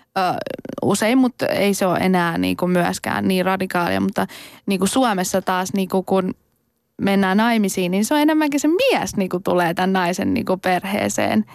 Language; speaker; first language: Finnish; early bilingual, other home language; Persian